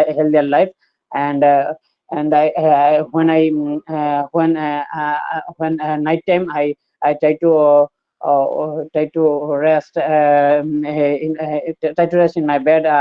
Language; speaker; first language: English; non-native, learner; Bangla